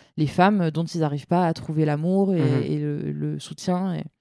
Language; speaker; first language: French; native; French